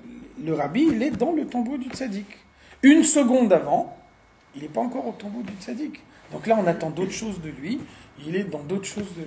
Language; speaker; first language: French; native; French